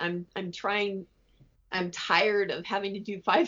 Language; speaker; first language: English; native; English